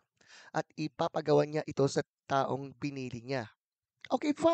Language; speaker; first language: Filipino; native; Filipino